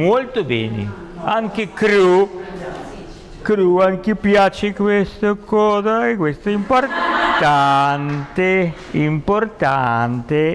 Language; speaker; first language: Italian; non-native, learner; Russian